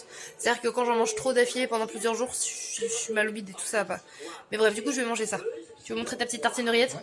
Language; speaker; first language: French; native; French